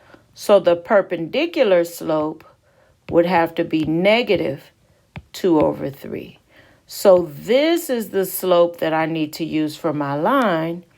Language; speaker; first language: English; native; English